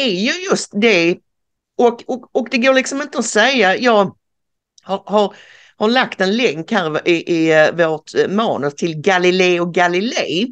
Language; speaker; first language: Swedish; native; Swedish